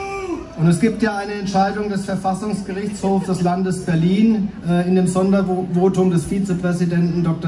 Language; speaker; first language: German; native; German